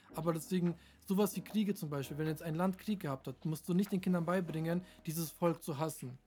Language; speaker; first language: German; early bilingual, other home language; Turkish